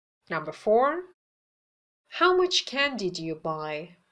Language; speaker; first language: English; non-native, fluent; Persian